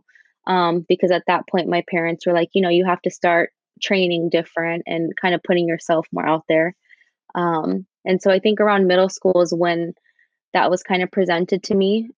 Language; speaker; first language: English; native; English